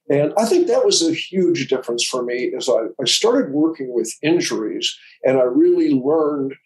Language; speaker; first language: English; native; English